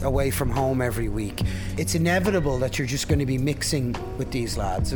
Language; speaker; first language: English; native; English